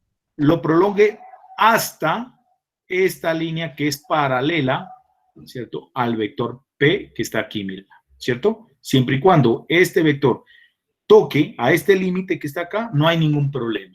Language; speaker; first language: Spanish; native; Spanish